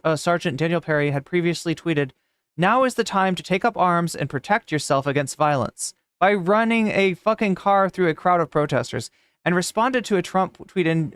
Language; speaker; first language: English; native; English